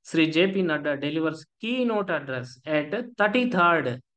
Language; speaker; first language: English; non-native, local second language; Telugu